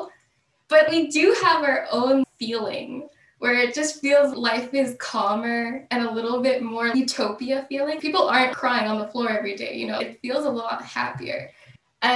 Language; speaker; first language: English; native; English